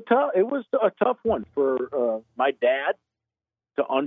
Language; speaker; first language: English; native; English